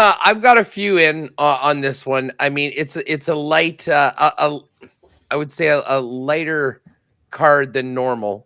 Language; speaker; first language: English; native; English